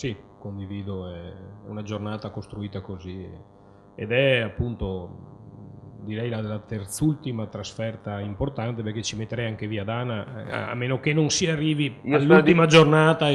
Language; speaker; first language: Italian; native; Italian